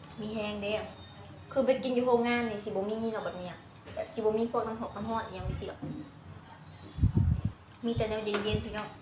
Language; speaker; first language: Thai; non-native, local second language; Lao